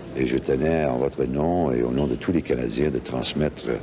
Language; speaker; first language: French; non-native, local second language; English